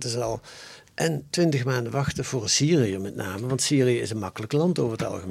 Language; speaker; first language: Dutch; native; Dutch